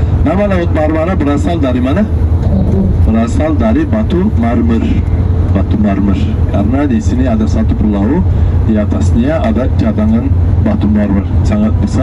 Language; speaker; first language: Indonesian; non-native, learner; Turkish